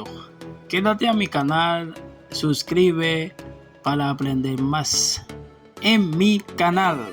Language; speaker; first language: Spanish; non-native, learner; Haitian Creole